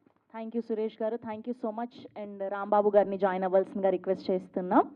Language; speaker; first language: Telugu; native; Telugu